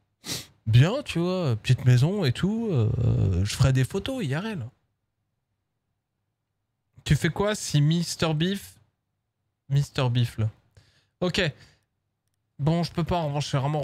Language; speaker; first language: French; native; French